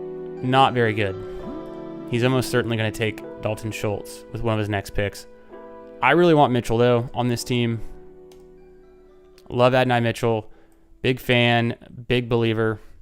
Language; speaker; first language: English; native; English